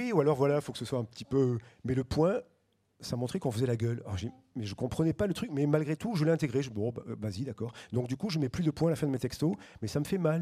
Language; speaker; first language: French; native; French